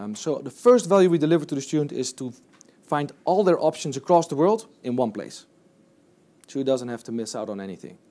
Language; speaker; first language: English; non-native, fluent; Dutch